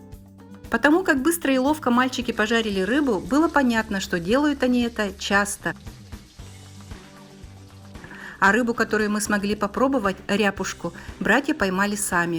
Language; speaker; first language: Russian; native; Russian